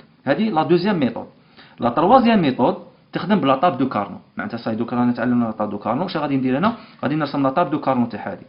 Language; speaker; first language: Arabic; native; Arabic